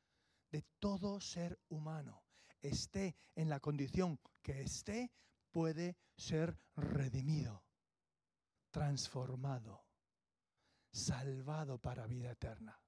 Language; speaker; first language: Spanish; native; Spanish